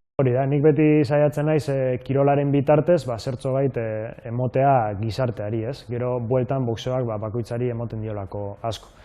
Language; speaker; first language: Basque; non-native, local second language; Spanish